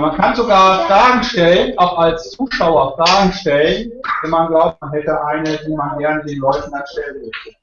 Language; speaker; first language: German; native; German